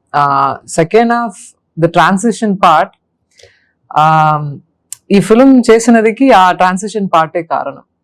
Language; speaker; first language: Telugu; non-native, learner; Tamil